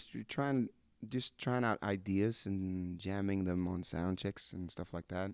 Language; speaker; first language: English; non-native, fluent; Norwegian